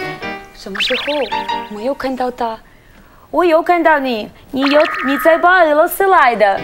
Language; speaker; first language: Chinese; non-native, learner; Russian